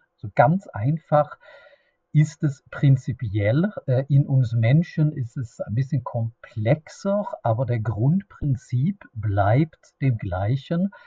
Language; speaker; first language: German; non-native, fluent; Swedish